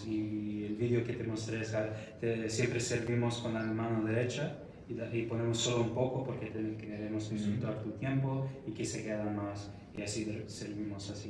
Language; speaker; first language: Spanish; non-native, fluent; Arabic